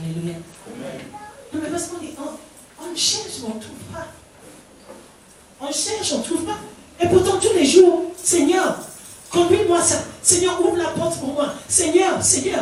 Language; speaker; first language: French; non-native, fluent; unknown